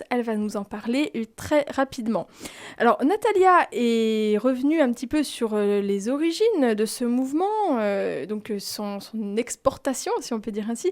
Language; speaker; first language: French; native; French